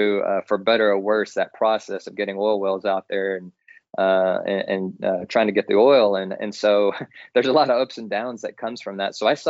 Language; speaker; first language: English; native; English